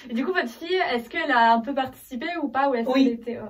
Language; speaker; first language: French; native; French